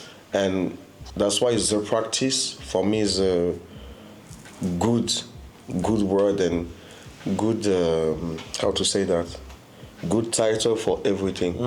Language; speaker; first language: English; non-native, fluent; French